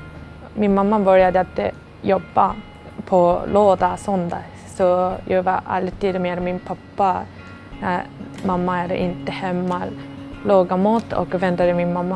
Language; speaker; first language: Swedish; non-native, learner; Japanese